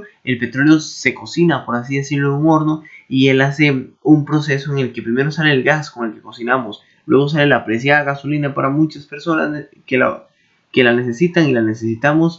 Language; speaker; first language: Spanish; native; Spanish